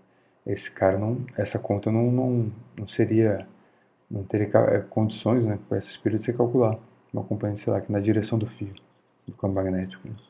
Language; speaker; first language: Portuguese; native; Portuguese